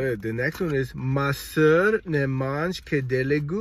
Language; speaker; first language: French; non-native, learner; English